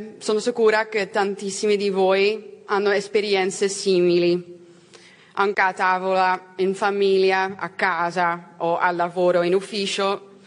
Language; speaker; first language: Italian; non-native, fluent; Dutch